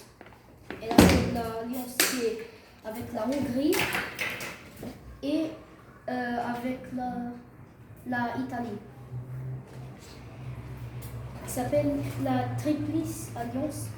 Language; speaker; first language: French; non-native, learner; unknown